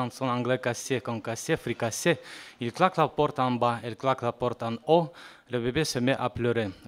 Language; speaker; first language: French; non-native, fluent; Russian